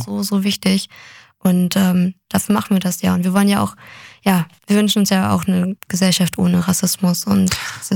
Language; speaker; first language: German; native; German